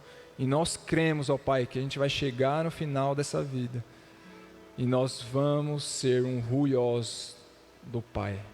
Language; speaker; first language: Portuguese; native; Portuguese